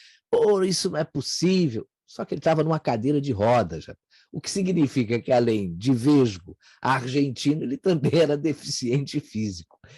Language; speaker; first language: Portuguese; native; Portuguese